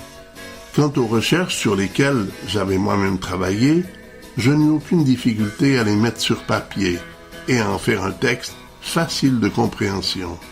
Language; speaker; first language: French; native; French